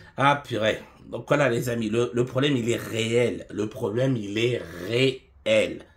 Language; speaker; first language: French; native; French